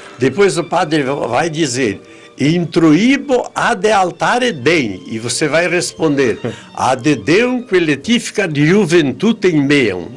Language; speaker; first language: Portuguese; early bilingual, other home language; Polish